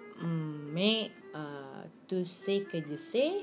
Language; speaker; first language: French; non-native, learner; Indonesian